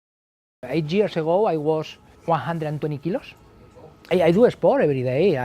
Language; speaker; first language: English; non-native, learner; Spanish